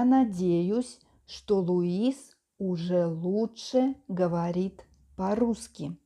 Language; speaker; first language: Russian; non-native, fluent; Spanish